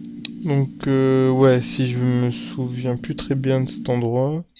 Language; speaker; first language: French; native; French